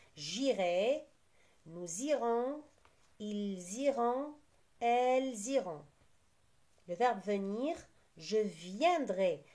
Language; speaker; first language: French; non-native, local second language; Arabic